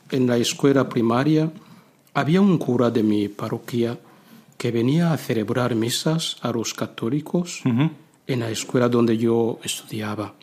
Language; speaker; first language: Spanish; non-native, fluent; Kinyarwanda